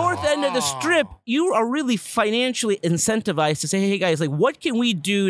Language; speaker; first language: English; native; English